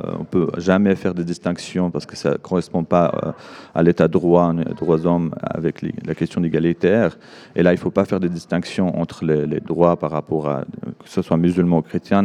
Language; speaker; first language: French; non-native, fluent; Arabic